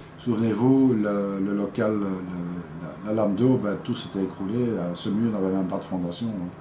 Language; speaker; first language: French; native; French